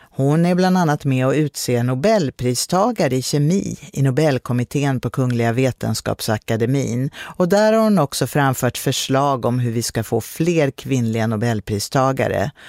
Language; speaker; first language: Swedish; native; Swedish